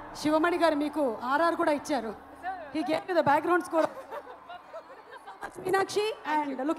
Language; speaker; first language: Telugu; native; Telugu